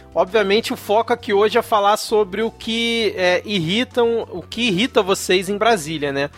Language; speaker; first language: Portuguese; native; Portuguese